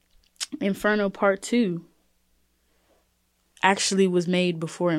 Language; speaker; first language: English; native; English